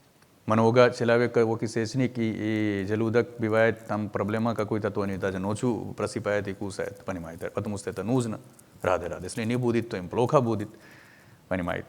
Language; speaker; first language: Russian; non-native, learner; Hindi